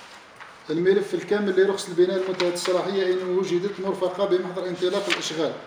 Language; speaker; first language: Arabic; native; Arabic